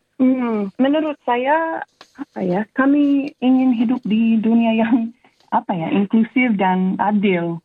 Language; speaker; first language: Indonesian; non-native, fluent; English